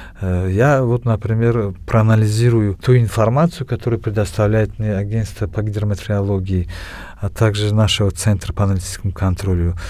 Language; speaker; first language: Russian; non-native, local second language; Tajik